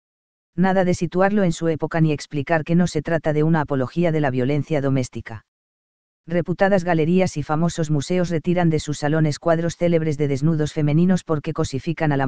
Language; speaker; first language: Spanish; native; Spanish